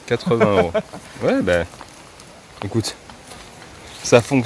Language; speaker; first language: French; native; French